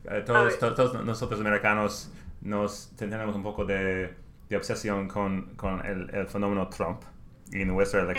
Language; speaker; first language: Spanish; non-native, learner; English